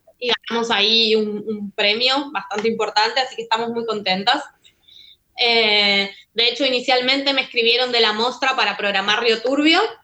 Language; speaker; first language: Spanish; native; Spanish